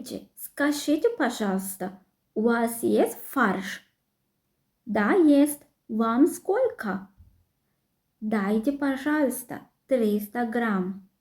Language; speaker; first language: Russian; non-native, fluent; Sinhala